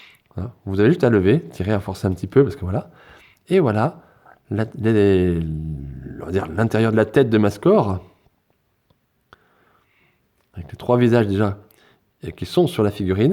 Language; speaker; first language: French; native; French